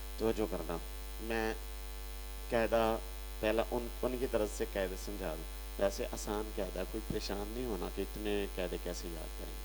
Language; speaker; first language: Urdu; non-native, local second language; Punjabi